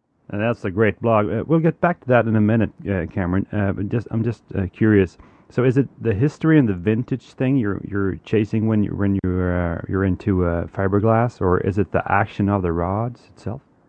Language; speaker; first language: English; non-native, fluent; Swedish